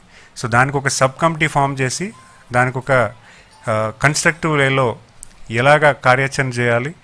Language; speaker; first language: Telugu; native; Telugu